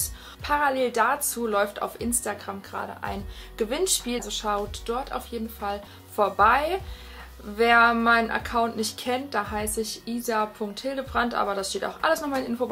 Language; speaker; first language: German; native; German